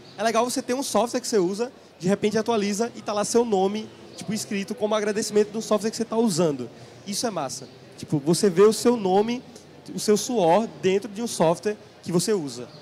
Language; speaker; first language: Portuguese; native; Portuguese